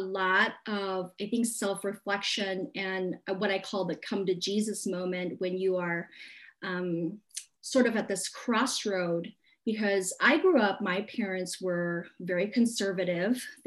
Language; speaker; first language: English; non-native, local second language; Cantonese